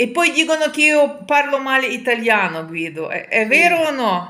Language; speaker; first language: Italian; non-native, learner; Ukrainian